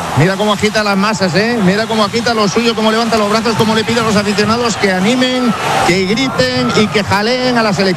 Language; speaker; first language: Spanish; native; Spanish